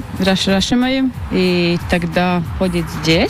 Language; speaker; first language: Russian; non-native, local second language; Latvian